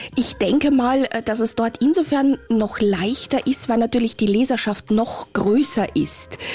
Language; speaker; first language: German; native; German